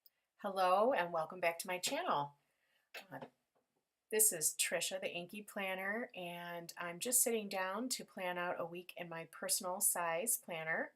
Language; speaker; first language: English; native; English